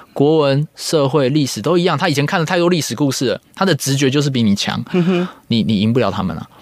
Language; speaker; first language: Chinese; native; Chinese